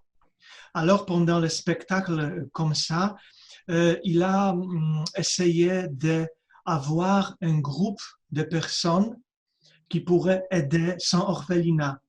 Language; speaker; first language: French; non-native, fluent; Polish